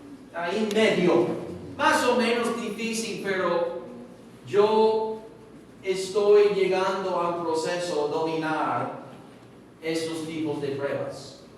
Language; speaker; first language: Spanish; non-native, fluent; English